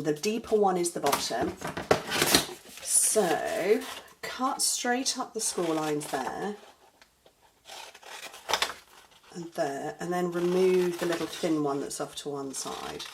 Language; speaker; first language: English; native; English